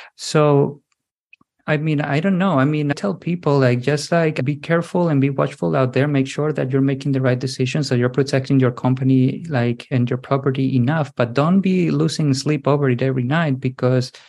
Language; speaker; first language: English; non-native, fluent; Spanish